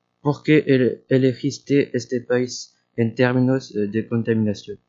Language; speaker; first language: Spanish; non-native, learner; French